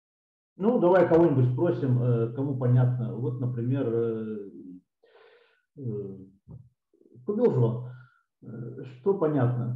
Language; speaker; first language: Russian; native; Russian